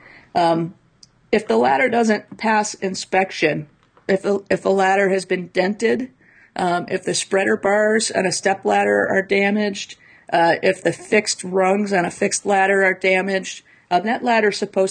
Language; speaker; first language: English; native; English